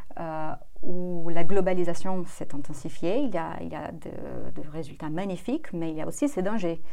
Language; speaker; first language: French; non-native, fluent; Portuguese